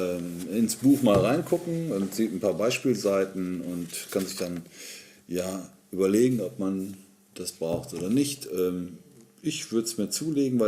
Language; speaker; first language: German; native; German